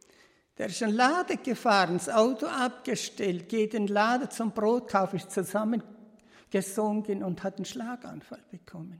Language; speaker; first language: German; early bilingual, heritage; German